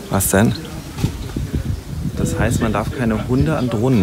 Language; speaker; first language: German; native; German